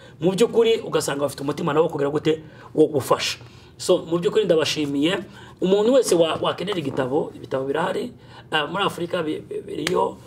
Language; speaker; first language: Kinyarwanda; early bilingual, heritage; Kinyarwanda